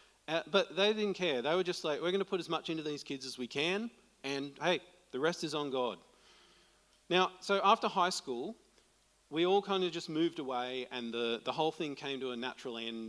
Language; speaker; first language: English; native; English